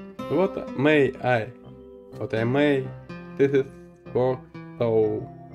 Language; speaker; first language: English; non-native, learner; Russian